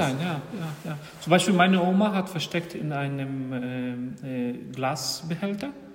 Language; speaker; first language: German; non-native, fluent; Polish